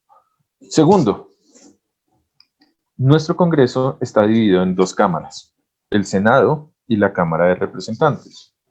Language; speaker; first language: Spanish; native; Spanish